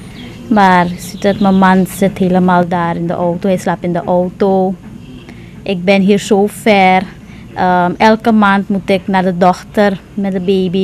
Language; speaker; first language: Dutch; non-native, local second language; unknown